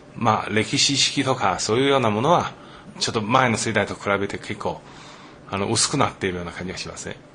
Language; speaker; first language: Japanese; non-native, fluent; Chinese